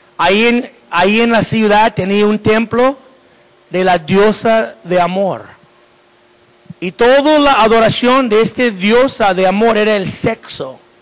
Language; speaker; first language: Spanish; non-native, fluent; English